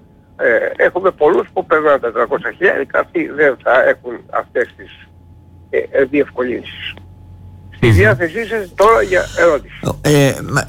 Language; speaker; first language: Greek; native; Greek